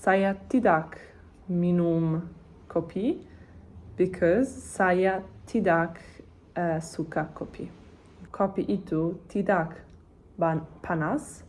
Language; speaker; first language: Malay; non-native, learner; Italian